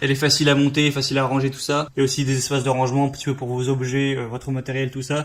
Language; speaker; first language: French; native; French